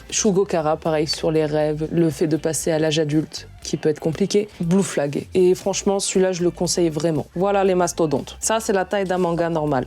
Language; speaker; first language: French; native; French